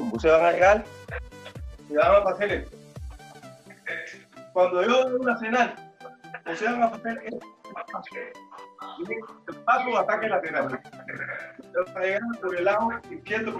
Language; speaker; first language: Portuguese; non-native, learner; Spanish